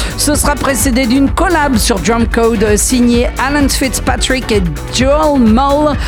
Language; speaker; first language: French; native; French